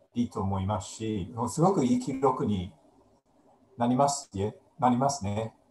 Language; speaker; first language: Japanese; non-native, fluent; English